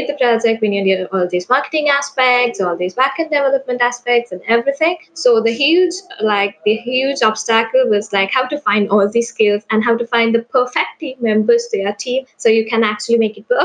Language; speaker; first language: English; non-native, local second language; Sinhala